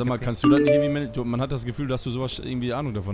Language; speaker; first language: German; native; German